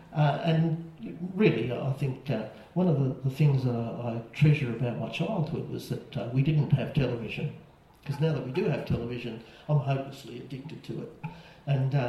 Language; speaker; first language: English; native; English